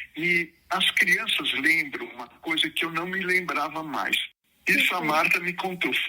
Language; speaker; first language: Portuguese; native; Portuguese